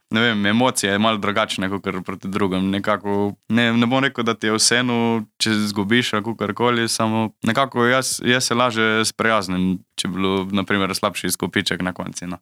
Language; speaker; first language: Slovenian; native; Slovenian